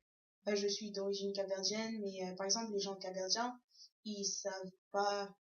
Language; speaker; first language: French; early bilingual, other home language; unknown